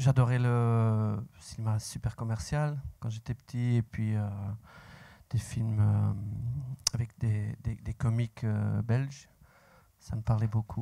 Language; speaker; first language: French; non-native, local second language; Dutch